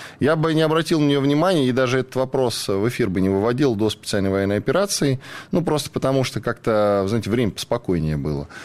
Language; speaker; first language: Russian; native; Russian